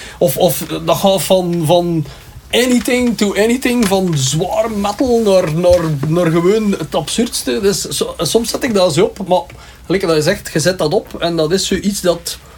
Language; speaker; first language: Dutch; native; Dutch